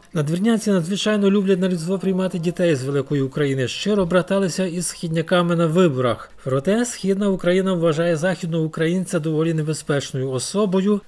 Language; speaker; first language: Ukrainian; native; Ukrainian